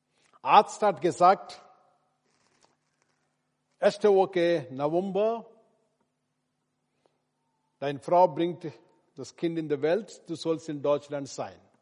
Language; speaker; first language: German; non-native, learner; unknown